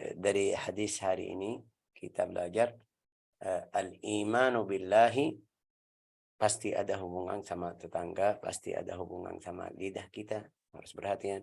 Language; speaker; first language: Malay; non-native, learner; Arabic